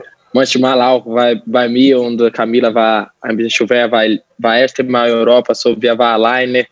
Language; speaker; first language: German; non-native, learner; Portuguese